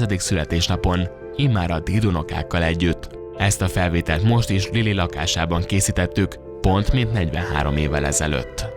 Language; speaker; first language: Hungarian; native; Hungarian